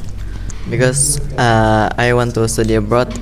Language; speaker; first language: English; non-native, learner; Indonesian